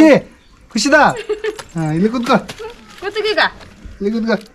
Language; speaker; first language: Hindi; non-native, local second language; Tibetan